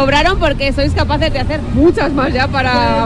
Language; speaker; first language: Spanish; native; Spanish